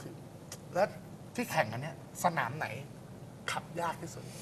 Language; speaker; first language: Thai; native; Thai